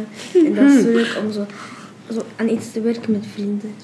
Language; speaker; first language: Dutch; early bilingual, other home language; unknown